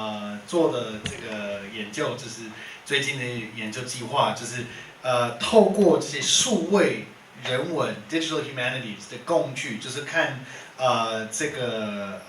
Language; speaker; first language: Chinese; non-native, fluent; English